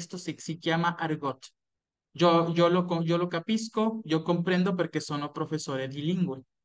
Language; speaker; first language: Italian; non-native, fluent; Spanish